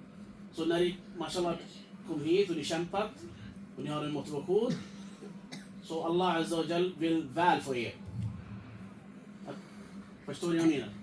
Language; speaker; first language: Swedish; non-native, fluent; Urdu